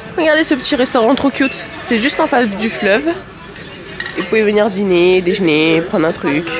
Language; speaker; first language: French; early bilingual, other home language; Bambara